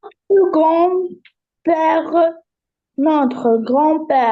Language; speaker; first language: French; non-native, learner; Arabic